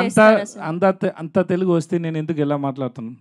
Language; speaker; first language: Telugu; non-native, learner; Tamil